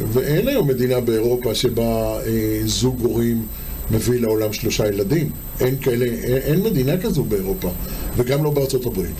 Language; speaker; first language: Hebrew; native; Hebrew